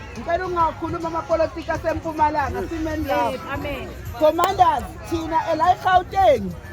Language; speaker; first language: Zulu; native; Zulu